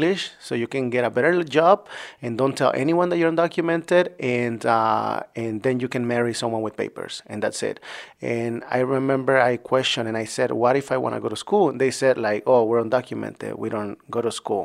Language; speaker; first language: English; non-native, fluent; Spanish